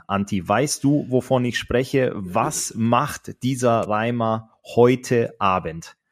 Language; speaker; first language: German; native; German